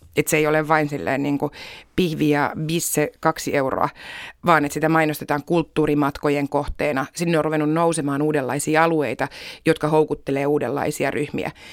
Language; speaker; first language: Finnish; native; Finnish